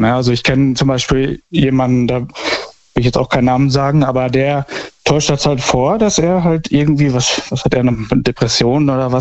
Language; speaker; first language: German; native; German